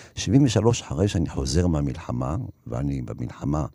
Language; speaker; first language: Hebrew; early bilingual, other home language; Arabic